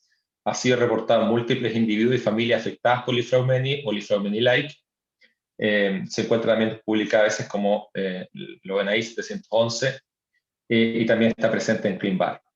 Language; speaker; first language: Spanish; native; Spanish